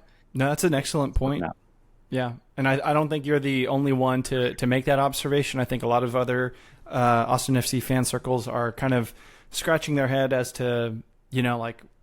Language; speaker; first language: English; native; English